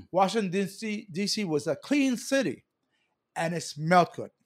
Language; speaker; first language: English; native; English